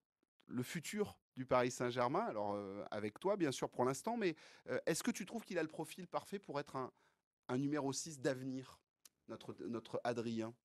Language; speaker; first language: French; native; French